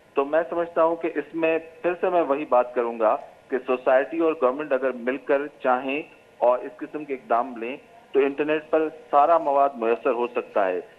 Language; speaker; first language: Urdu; non-native, local second language; Sindhi